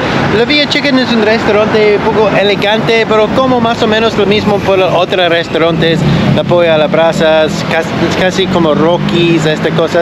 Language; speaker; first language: Spanish; non-native, learner; English